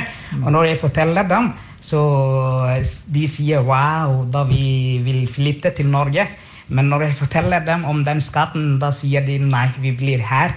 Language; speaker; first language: Norwegian; non-native, fluent; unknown